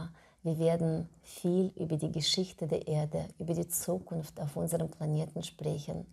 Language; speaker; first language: German; non-native, fluent; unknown